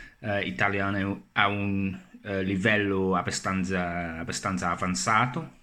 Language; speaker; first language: Italian; non-native, learner; English